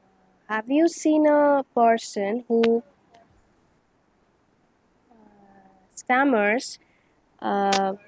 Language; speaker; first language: English; non-native, local second language; Bangla